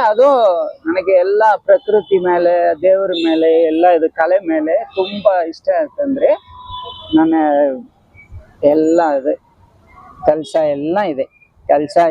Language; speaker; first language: Kannada; non-native, local second language; Tamil